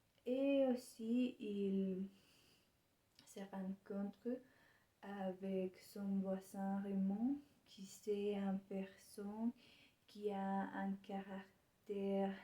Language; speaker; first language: French; non-native, learner; Spanish